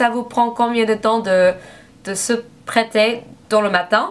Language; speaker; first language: French; non-native, learner; English